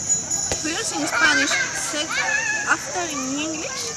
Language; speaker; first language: English; non-native, learner; Spanish